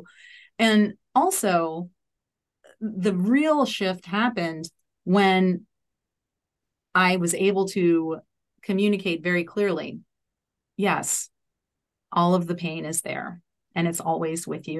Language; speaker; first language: English; native; English